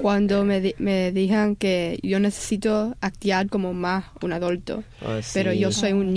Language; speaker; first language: Spanish; early bilingual, heritage; Spanish